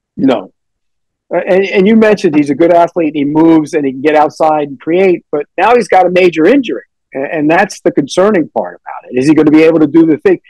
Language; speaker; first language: English; native; English